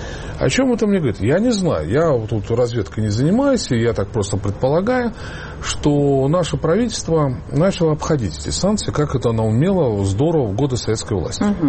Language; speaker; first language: Russian; native; Russian